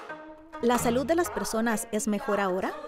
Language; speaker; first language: Spanish; native; Spanish